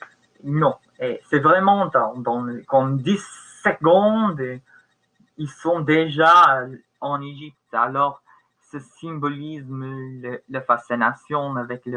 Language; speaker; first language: French; non-native, learner; English